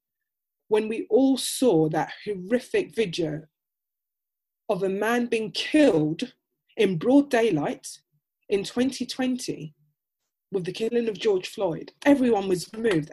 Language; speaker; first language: English; native; English